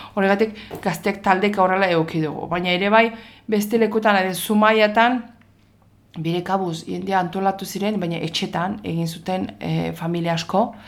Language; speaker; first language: Basque; non-native, fluent; Azerbaijani